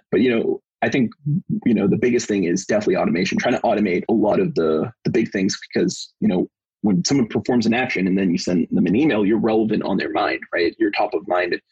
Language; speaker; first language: English; native; English